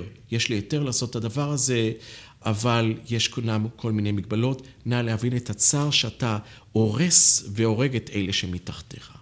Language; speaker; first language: Hebrew; native; Hebrew